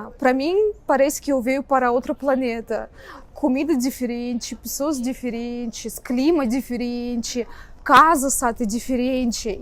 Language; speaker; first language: Portuguese; non-native, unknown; Russian